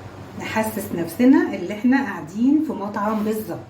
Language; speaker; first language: Arabic; native; Arabic